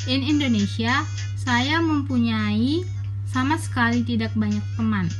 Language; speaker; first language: Indonesian; non-native, learner; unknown